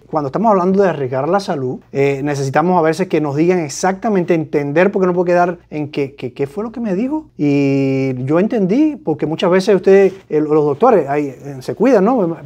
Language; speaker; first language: Spanish; native; Spanish